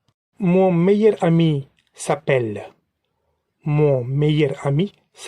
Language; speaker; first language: French; non-native, fluent; Tamil